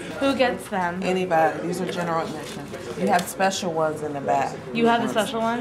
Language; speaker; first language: English; native; English